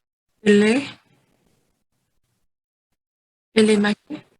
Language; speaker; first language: French; non-native, learner; Vietnamese